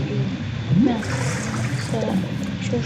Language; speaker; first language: French; native; French